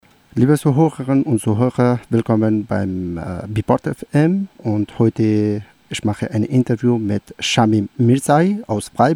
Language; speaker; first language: German; non-native, learner; Persian